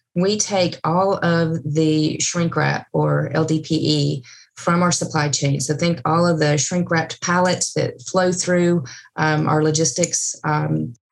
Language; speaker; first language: English; native; English